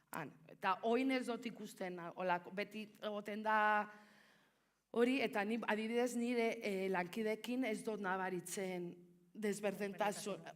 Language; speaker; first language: Basque; non-native, local second language; Spanish